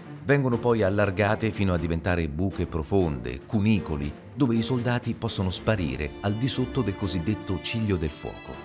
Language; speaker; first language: Italian; native; Italian